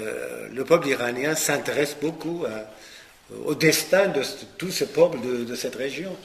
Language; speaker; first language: French; non-native, fluent; Persian